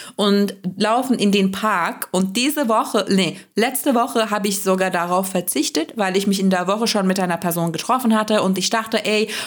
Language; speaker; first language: German; non-native, fluent; Turkish